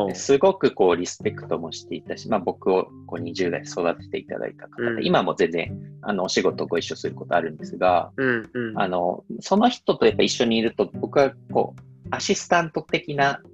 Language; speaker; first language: Japanese; native; Japanese